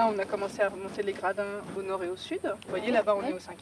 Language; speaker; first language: French; native; French